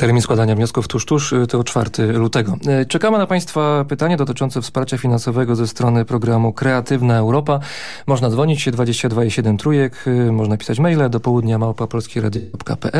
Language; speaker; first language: Polish; native; Polish